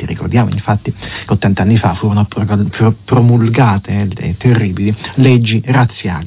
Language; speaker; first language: Italian; native; Italian